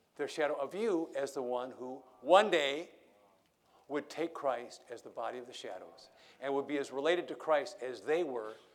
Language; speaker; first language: English; native; English